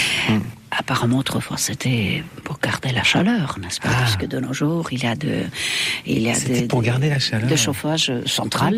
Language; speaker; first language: French; non-native, fluent; Estonian